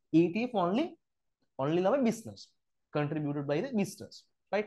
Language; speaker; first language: English; non-native, local second language; Sinhala